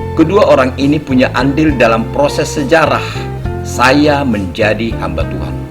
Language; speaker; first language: Indonesian; non-native, local second language; Batak Toba